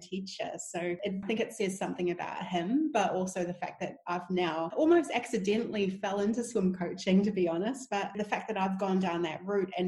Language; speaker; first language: English; native; English